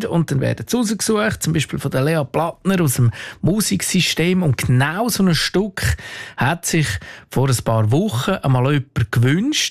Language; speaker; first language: German; native; German